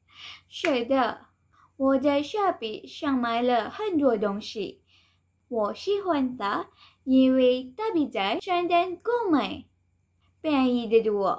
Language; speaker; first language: Chinese; non-native, learner; Malay